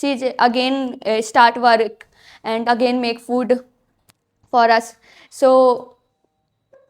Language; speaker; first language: English; non-native, learner; Hindi